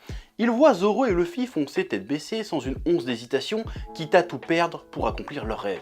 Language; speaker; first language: French; native; French